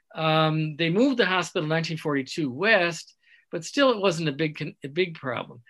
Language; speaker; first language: English; native; English